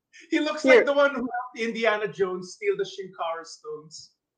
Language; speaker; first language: English; non-native, local second language; Filipino